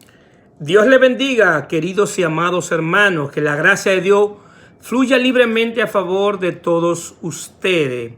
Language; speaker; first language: Spanish; native; Spanish